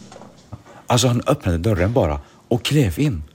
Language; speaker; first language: Swedish; early bilingual, other home language; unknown